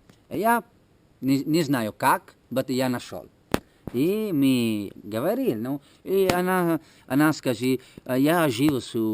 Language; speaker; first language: Russian; non-native, learner; Italian